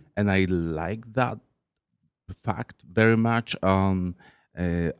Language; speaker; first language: English; non-native, fluent; Polish